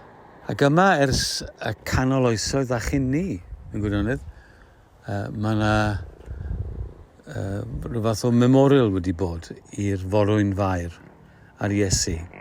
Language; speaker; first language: Welsh; native; Welsh